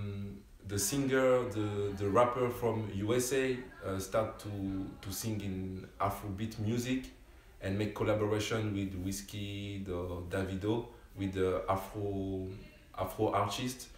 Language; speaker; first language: English; non-native, learner; French